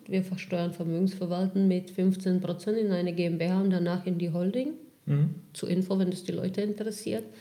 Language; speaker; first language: German; non-native, fluent; Czech